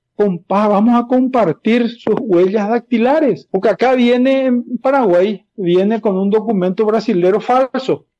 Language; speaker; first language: Spanish; native; Spanish